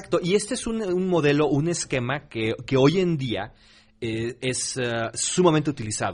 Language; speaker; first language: Spanish; native; Spanish